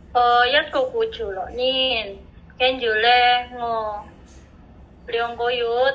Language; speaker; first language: Cantonese; non-native, learner; Indonesian